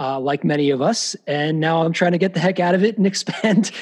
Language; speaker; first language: English; native; English